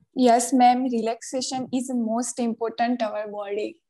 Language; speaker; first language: English; non-native, local second language; Gujarati